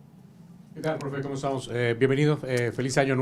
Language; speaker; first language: Spanish; native; Spanish